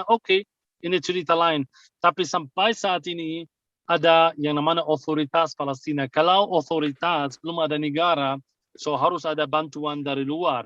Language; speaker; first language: Indonesian; non-native, fluent; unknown